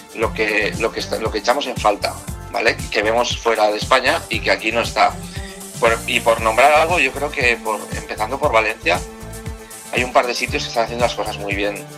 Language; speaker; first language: Spanish; native; Spanish